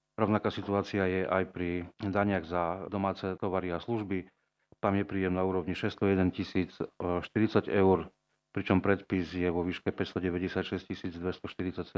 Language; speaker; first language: Slovak; native; Slovak